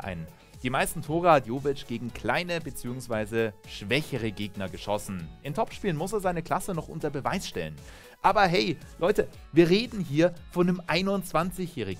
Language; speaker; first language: German; native; German